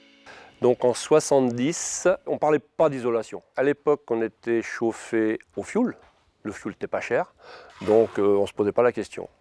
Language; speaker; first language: French; native; French